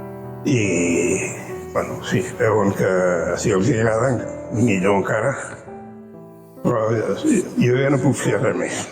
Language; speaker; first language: Catalan; early bilingual, heritage; Catalan